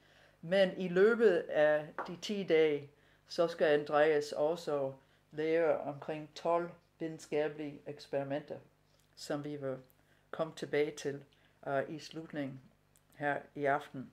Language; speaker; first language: Danish; non-native, fluent; English